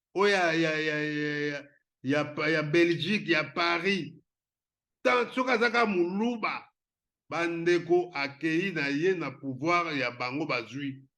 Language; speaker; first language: Lingala; non-native, local second language; Kongo